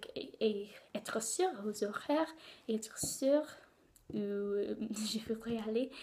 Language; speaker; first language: French; non-native, learner; English